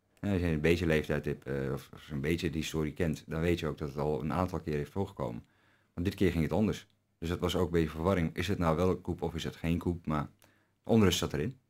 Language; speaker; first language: Dutch; early bilingual, other home language; Turkish